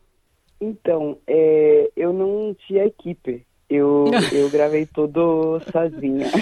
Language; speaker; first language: Portuguese; non-native, fluent; Danish